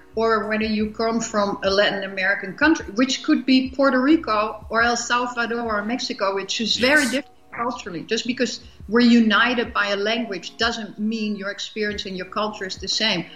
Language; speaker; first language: English; non-native, fluent; Dutch